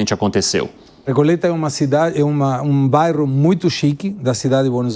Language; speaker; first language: Portuguese; non-native, fluent; Spanish